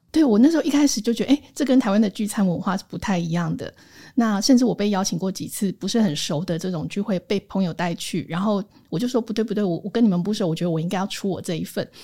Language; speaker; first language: Chinese; native; Chinese